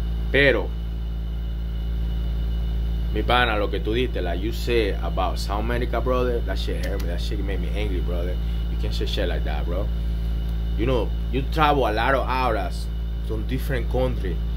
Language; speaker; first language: English; non-native, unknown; Spanish